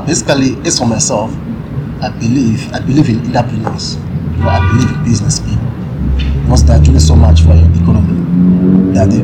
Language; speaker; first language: English; non-native, local second language; Shona